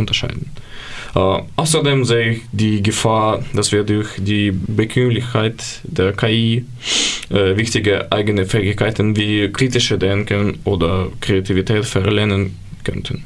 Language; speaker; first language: German; non-native, learner; Ukrainian